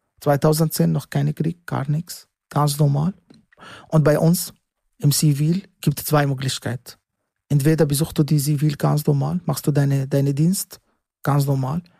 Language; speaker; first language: German; non-native, learner; Arabic